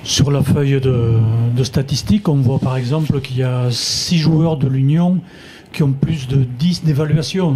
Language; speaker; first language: French; native; French